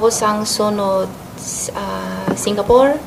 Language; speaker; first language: Filipino; non-native, learner; Chinese